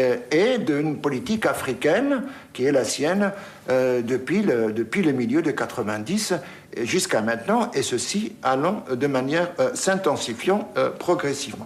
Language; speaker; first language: French; native; French